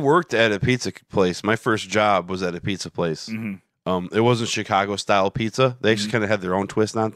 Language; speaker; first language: English; native; English